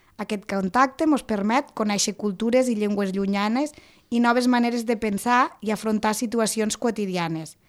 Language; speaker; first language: Catalan; native; Catalan